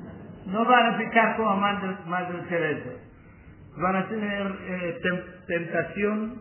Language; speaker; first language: Spanish; non-native, fluent; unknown